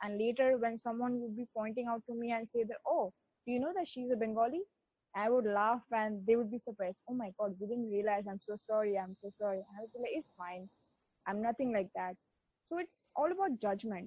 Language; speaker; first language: English; non-native, local second language; Bangla